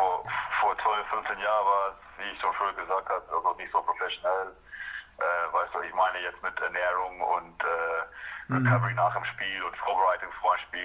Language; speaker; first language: German; non-native, fluent; Afrikaans